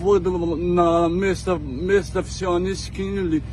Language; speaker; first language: Russian; non-native, learner; Tajik